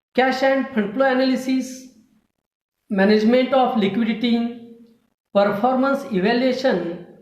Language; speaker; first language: English; non-native, local second language; Marathi